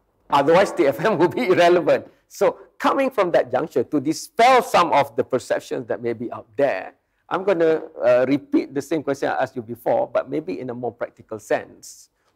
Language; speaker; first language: English; non-native, local second language; Malay